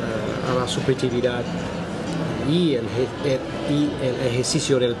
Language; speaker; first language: Spanish; non-native, fluent; English